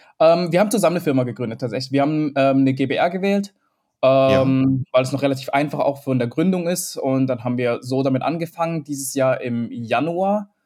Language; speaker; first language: German; early bilingual, other home language; Vietnamese